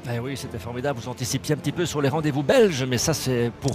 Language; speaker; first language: French; native; French